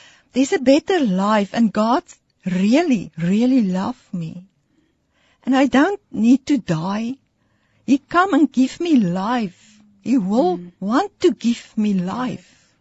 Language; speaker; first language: English; non-native, learner; Afrikaans